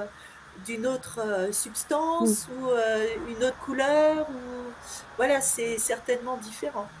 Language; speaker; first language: French; native; French